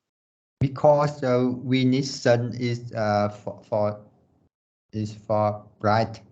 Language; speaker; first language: English; non-native, learner; Vietnamese